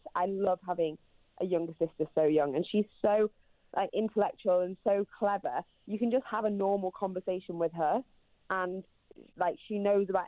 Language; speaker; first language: English; native; English